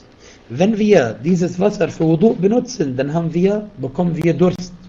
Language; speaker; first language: German; non-native, fluent; Arabic